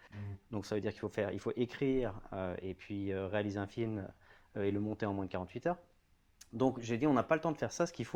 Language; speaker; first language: French; native; French